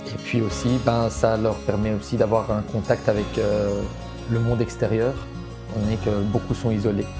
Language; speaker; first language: French; native; French